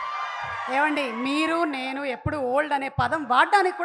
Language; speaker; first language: Telugu; native; Telugu